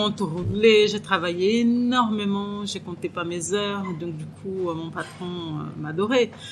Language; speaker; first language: French; non-native, fluent; Portuguese